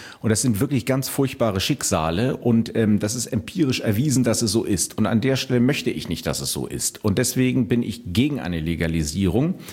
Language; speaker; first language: German; native; German